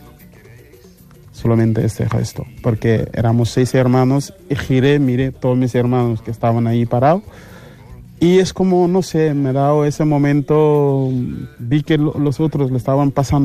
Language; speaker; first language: Spanish; non-native, fluent; Wolof